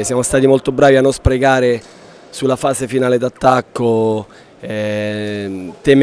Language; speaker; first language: Italian; native; Italian